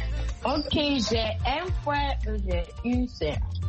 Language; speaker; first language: French; non-native, learner; Akan